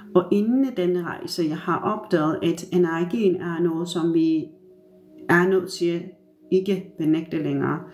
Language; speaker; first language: Danish; non-native, fluent; Turkish